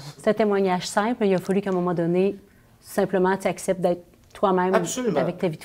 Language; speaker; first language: French; native; French